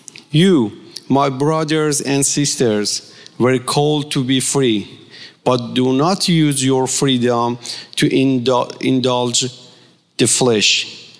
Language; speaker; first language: English; non-native, fluent; Persian